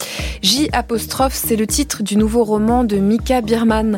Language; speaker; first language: French; native; French